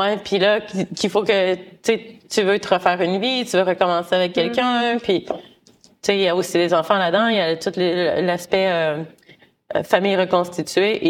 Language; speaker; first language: French; native; French